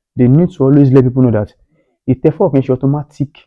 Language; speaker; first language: English; non-native, local second language; Yoruba